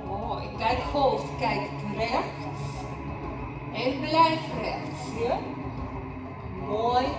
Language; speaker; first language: Dutch; non-native, learner; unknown